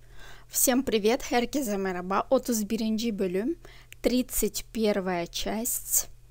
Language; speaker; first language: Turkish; non-native, fluent; Russian